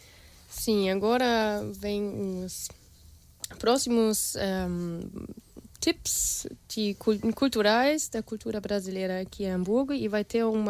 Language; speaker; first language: Portuguese; non-native, fluent; German